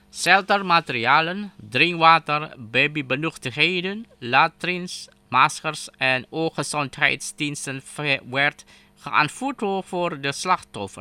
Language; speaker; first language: Dutch; non-native, fluent; Indonesian